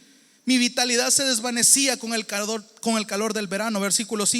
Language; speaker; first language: Spanish; native; Spanish